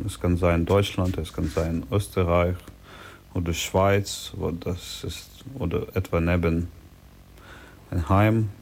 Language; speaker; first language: German; non-native, learner; Ukrainian